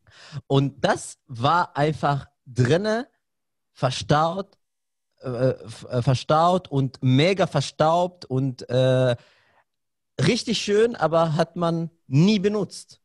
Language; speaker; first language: German; non-native, fluent; Arabic